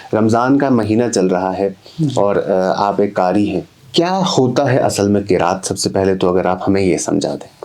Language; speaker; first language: Urdu; non-native, local second language; Kashmiri